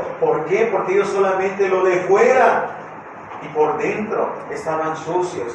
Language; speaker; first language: Spanish; native; Spanish